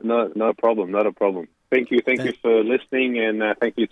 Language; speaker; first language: English; non-native, local second language; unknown